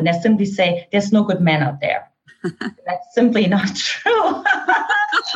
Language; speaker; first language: English; non-native, fluent; German